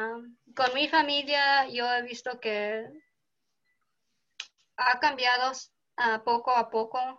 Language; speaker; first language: Spanish; early bilingual, heritage; Spanish